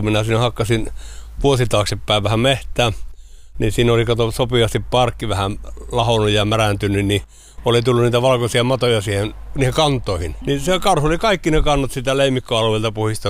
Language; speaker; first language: Finnish; native; Finnish